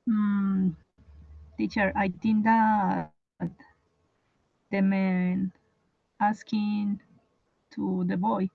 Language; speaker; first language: English; non-native, learner; Spanish